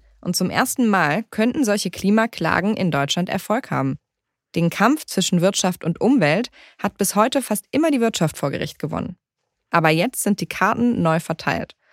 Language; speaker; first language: German; native; German